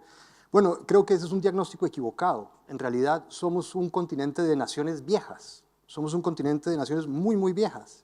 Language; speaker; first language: Spanish; native; Spanish